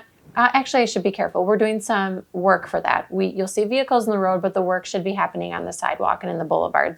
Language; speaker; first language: English; native; English